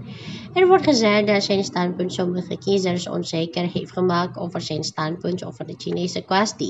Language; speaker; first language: Dutch; non-native, fluent; Indonesian